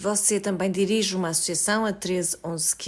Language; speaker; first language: Portuguese; native; Portuguese